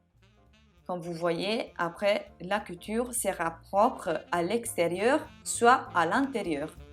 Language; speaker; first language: French; non-native, fluent; Italian